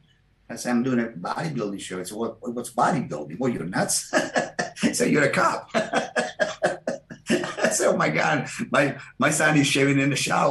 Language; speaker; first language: English; non-native, fluent; Italian